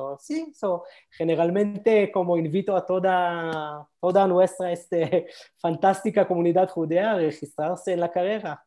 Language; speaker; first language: Spanish; non-native, learner; Hebrew